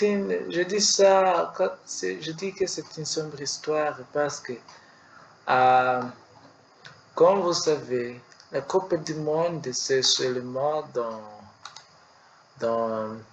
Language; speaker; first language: French; non-native, learner; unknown